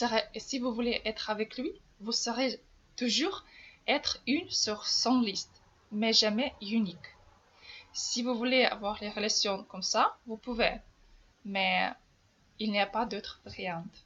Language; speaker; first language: French; non-native, fluent; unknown